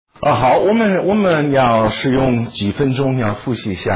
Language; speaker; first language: Chinese; non-native, fluent; English